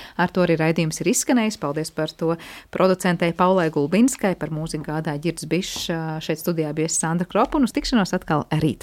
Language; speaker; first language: Latvian; native; Latvian